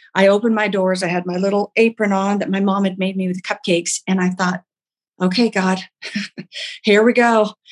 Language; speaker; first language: English; native; English